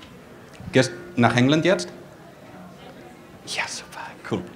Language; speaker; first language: German; non-native, fluent; English